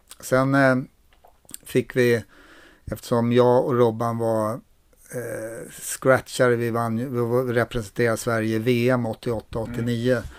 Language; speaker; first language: Swedish; native; Swedish